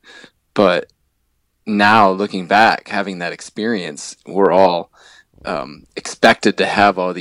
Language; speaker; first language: English; native; English